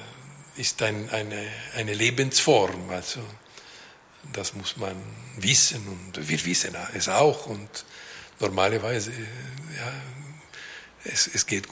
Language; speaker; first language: German; non-native, local second language; French